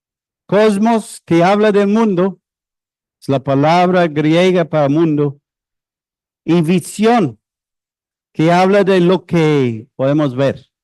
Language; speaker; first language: Spanish; non-native, fluent; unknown